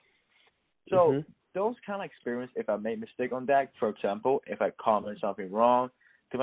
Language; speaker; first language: English; non-native, local second language; Cantonese